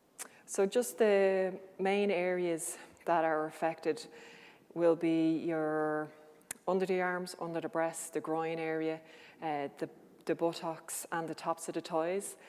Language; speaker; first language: English; native; English